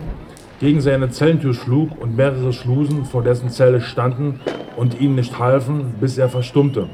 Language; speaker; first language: German; native; German